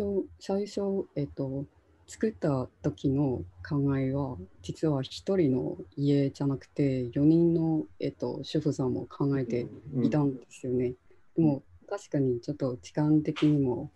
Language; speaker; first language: Japanese; non-native, local second language; Chinese